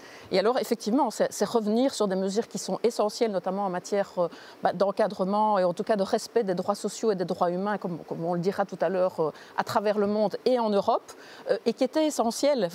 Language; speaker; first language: French; native; French